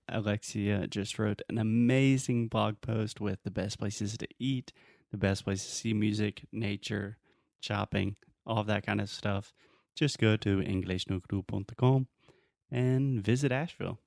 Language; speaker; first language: English; native; English